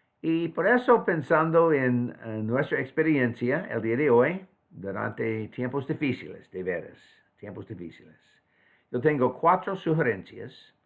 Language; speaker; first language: Spanish; non-native, fluent; English